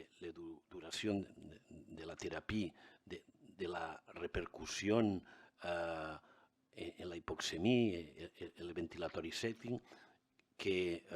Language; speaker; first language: French; non-native, learner; Catalan